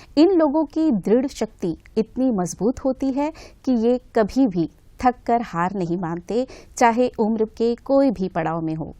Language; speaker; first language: Hindi; native; Hindi